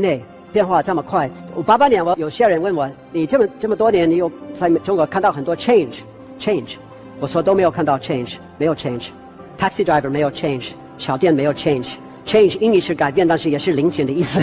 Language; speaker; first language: Chinese; non-native, fluent; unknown